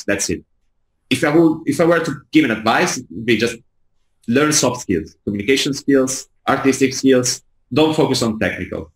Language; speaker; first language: English; non-native, fluent; Italian